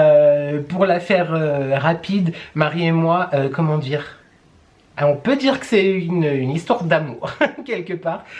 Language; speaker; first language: French; native; French